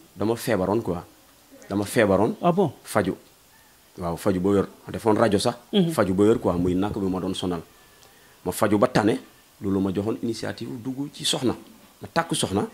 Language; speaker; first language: Wolof; non-native, local second language; Jola-Fonyi